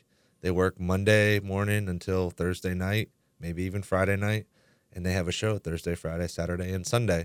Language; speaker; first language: English; native; English